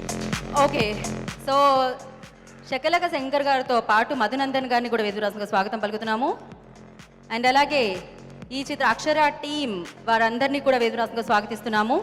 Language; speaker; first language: Telugu; native; Telugu